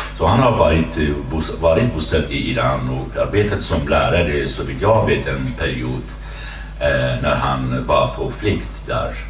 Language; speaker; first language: Swedish; non-native, fluent; Kurdish